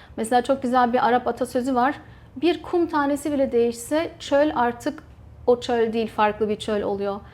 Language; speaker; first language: Turkish; early bilingual, heritage; Turkish